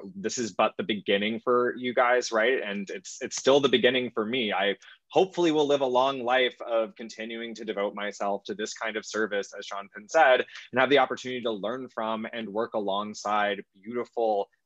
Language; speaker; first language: English; native; English